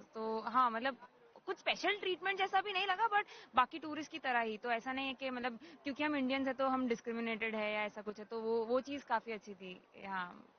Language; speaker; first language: Hindi; non-native, local second language; Gujarati